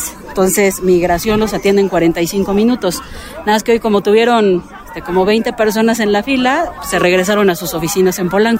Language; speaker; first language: Spanish; native; Spanish